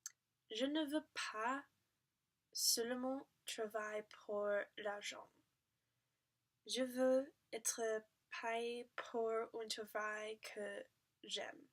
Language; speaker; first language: French; non-native, learner; English